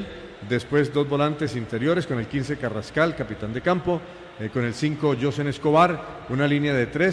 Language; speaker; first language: Spanish; native; Spanish